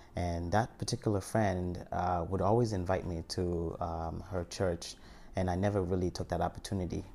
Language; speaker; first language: English; early bilingual, other home language; Haitian Creole